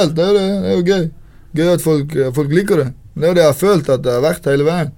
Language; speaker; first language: Norwegian; native; Norwegian